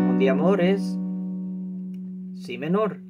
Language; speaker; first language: Spanish; native; Spanish